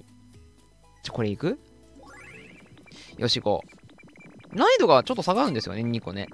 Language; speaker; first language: Japanese; native; Japanese